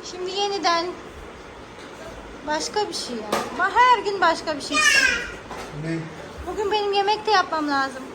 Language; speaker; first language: Turkish; non-native, fluent; Urdu